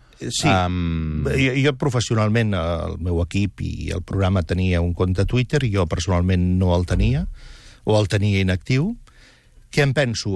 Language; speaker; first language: Catalan; native; Catalan